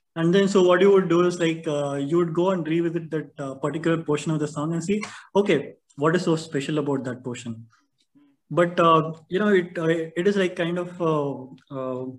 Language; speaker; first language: English; non-native, local second language; Tamil